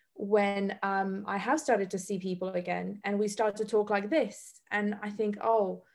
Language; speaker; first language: English; non-native, fluent; Bosnian